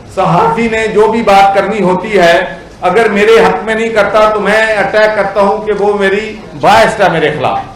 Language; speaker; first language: Urdu; non-native, local second language; Punjabi